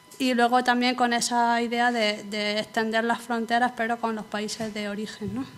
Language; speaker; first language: Spanish; native; Spanish